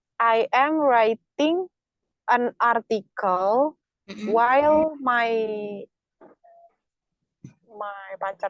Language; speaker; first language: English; non-native, learner; Indonesian